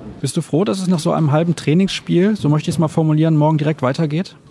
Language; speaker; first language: German; native; German